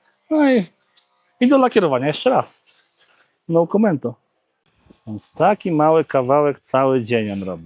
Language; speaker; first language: Polish; native; Polish